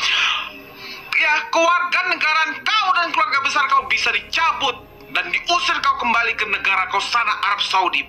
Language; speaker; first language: Indonesian; native; Indonesian